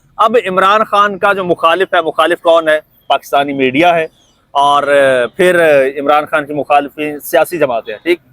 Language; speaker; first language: Urdu; non-native, local second language; Punjabi